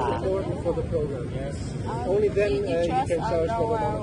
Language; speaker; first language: English; non-native, fluent; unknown